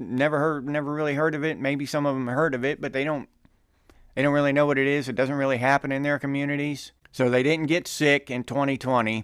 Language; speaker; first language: English; native; English